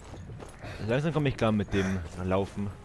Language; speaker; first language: German; native; German